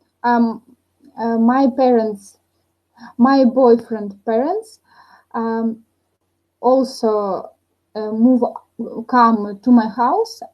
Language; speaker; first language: English; non-native, learner; Russian